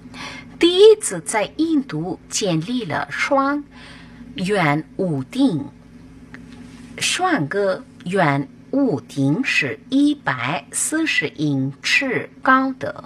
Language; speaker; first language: Chinese; non-native, fluent; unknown